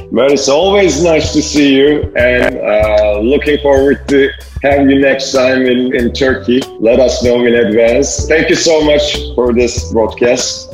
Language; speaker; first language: English; non-native, fluent; Turkish